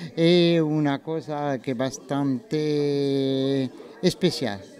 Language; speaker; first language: Spanish; non-native, learner; French